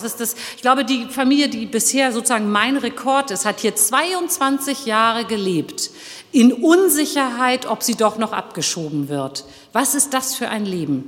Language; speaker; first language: German; early bilingual, other home language; Turkish